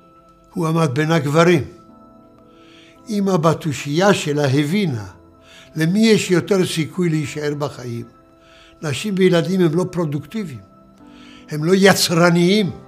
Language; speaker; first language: Hebrew; early bilingual, other home language; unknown